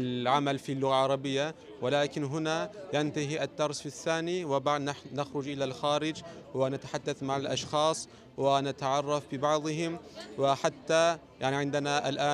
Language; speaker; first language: Arabic; non-native, learner; Turkish